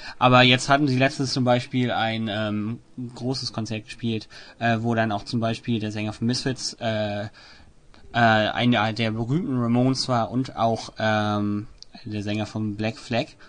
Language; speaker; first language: German; native; German